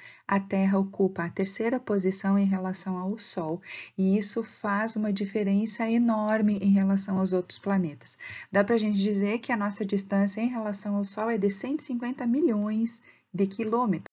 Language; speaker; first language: Portuguese; native; Portuguese